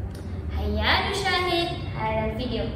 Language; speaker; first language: Arabic; non-native, learner; Malay